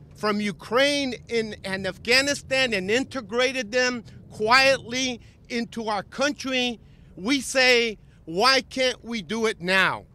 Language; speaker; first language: English; non-native, fluent; Spanish